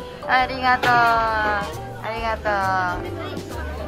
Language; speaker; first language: Japanese; native; Japanese